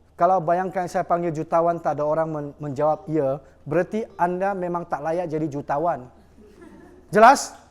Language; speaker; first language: Malay; non-native, local second language; Chinese